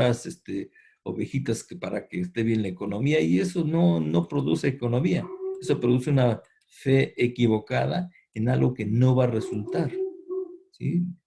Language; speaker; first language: Spanish; native; Spanish